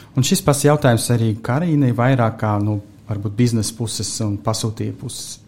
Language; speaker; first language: Latvian; non-native, local second language; Russian